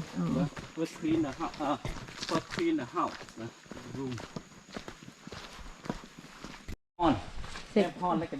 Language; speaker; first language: English; non-native, learner; Thai